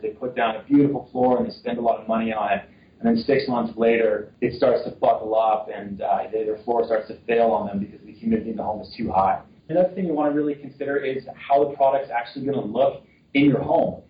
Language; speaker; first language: English; native; English